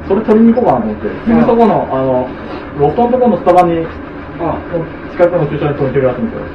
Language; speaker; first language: Japanese; native; Japanese